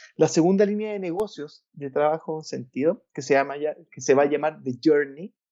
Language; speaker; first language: Spanish; native; Spanish